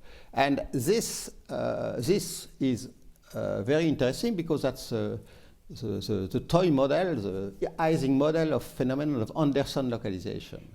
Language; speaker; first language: English; non-native, fluent; French